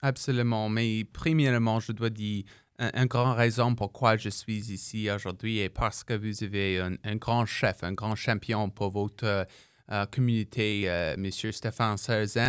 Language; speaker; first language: French; non-native, local second language; English